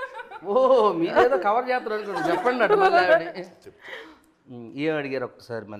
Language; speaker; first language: Telugu; native; Telugu